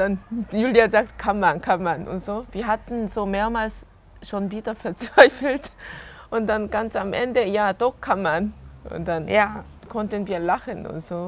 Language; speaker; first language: German; non-native, learner; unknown